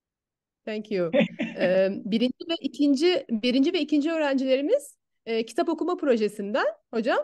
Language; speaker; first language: Turkish; native; Turkish